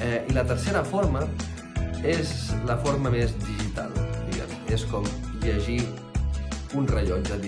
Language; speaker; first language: Catalan; non-native, fluent; Russian